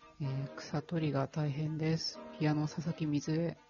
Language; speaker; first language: Japanese; native; Japanese